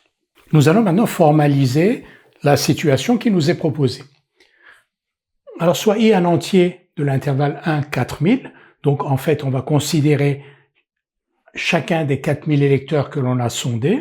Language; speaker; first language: French; native; French